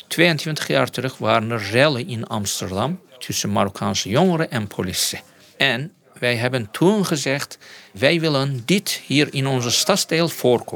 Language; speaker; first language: Dutch; non-native, fluent; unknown